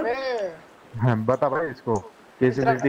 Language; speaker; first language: Hindi; native; Hindi